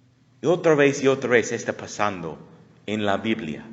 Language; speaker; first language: Spanish; non-native, learner; English